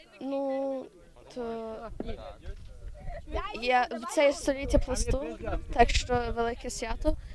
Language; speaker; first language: Ukrainian; early bilingual, heritage; English